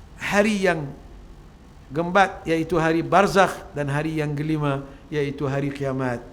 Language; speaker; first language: Malay; non-native, fluent; Arabic